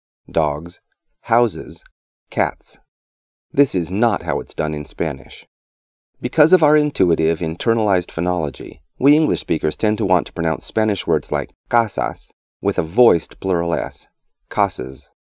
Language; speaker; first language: English; native; English